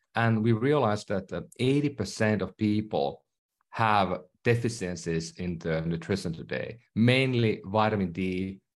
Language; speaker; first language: English; non-native, fluent; Finnish